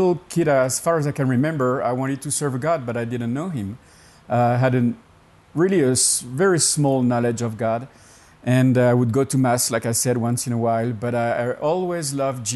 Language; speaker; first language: English; non-native, fluent; French